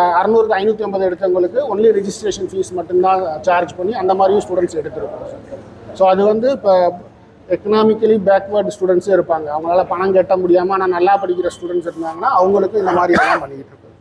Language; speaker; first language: Tamil; native; Tamil